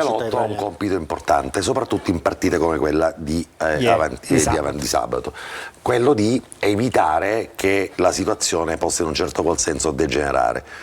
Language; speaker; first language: Italian; native; Italian